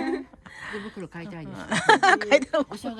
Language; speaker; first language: Japanese; native; Japanese